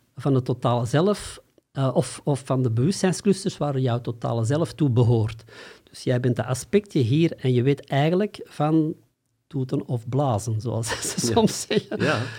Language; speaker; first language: Dutch; native; Dutch